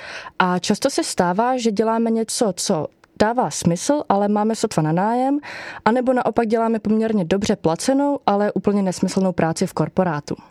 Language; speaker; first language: Czech; native; Czech